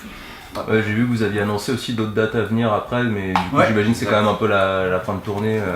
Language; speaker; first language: French; native; French